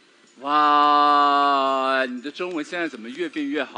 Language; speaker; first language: Chinese; native; Chinese